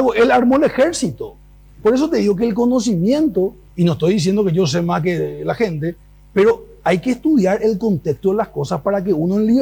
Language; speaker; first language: Spanish; native; Spanish